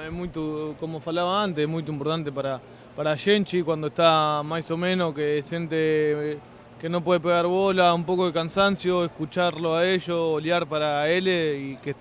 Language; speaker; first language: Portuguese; non-native, learner; Spanish